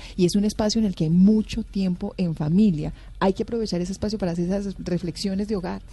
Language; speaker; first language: Spanish; native; Spanish